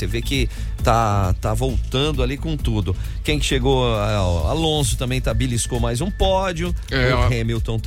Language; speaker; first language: Portuguese; native; Portuguese